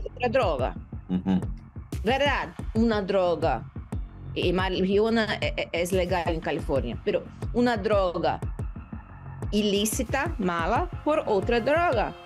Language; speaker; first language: Spanish; non-native, learner; Portuguese